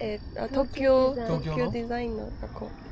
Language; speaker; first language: Japanese; non-native, learner; Persian